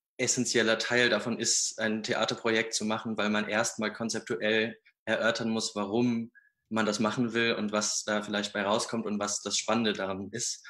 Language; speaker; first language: German; native; German